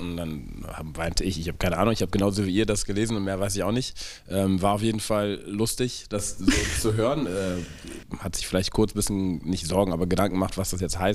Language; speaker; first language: German; native; German